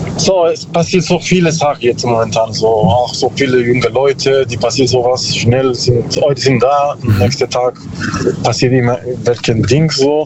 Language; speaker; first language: German; non-native, learner; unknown